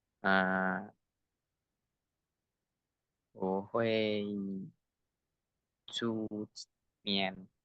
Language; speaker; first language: Chinese; non-native, learner; Indonesian